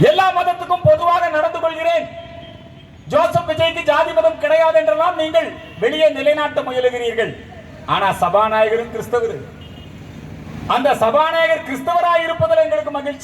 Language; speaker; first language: Tamil; native; Tamil